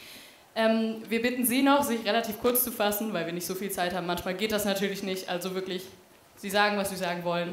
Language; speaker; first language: German; native; German